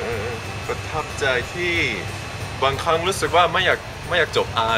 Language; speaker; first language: Thai; non-native, fluent; Dutch